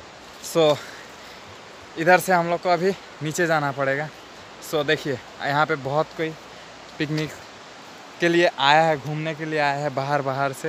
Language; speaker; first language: Hindi; non-native, local second language; Bangla